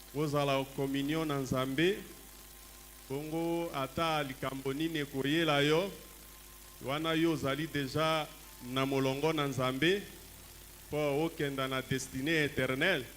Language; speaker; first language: Lingala; native; Lingala